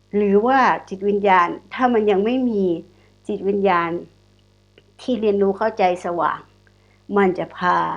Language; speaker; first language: Thai; non-native, local second language; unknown